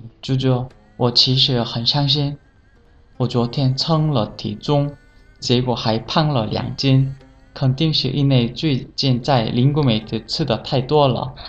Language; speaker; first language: Chinese; non-native, learner; Korean